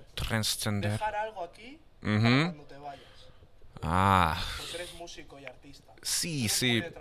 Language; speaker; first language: Spanish; non-native, learner; Hungarian